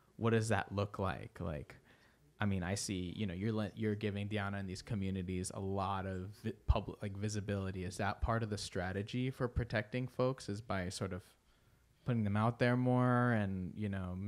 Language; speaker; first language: English; early bilingual, other home language; Spanish